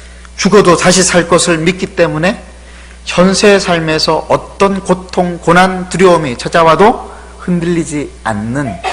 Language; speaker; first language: Korean; native; Korean